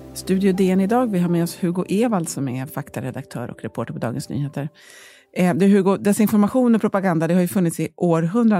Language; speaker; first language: Swedish; native; Swedish